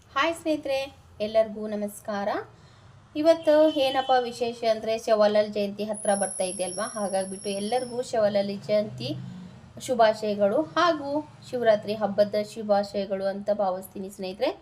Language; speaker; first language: Kannada; non-native, local second language; Lambadi